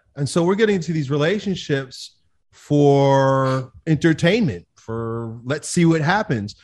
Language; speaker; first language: English; native; English